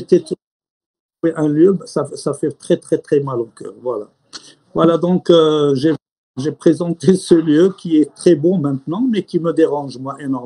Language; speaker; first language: French; non-native, local second language; Arabic